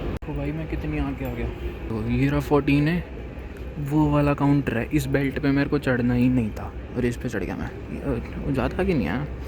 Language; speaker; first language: Hindi; native; Hindi